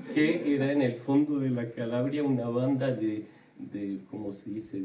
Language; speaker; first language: Spanish; non-native, fluent; French